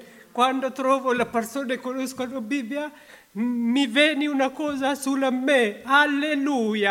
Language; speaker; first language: Italian; non-native, learner; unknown